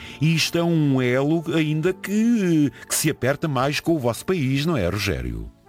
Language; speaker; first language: Portuguese; native; Portuguese